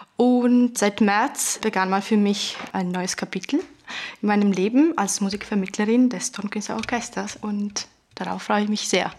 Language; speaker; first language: German; non-native, fluent; Italian